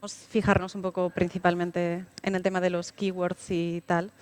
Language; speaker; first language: Spanish; native; Spanish